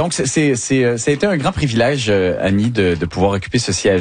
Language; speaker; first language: French; native; French